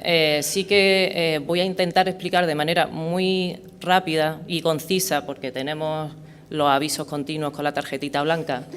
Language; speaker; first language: Spanish; native; Spanish